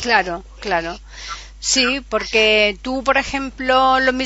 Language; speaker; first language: Spanish; native; Spanish